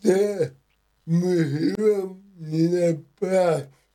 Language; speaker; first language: Ukrainian; non-native, local second language; Russian